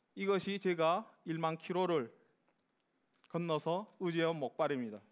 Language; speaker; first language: Korean; native; Korean